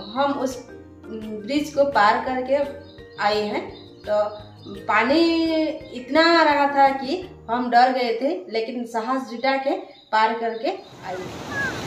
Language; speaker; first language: Hindi; non-native, local second language; Odia